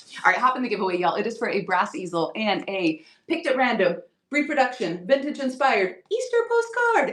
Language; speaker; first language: English; native; English